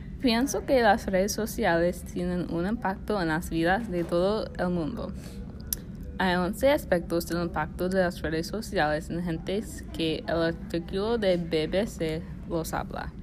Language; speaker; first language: Spanish; non-native, learner; English